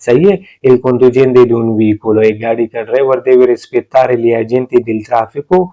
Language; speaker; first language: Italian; non-native, learner; Urdu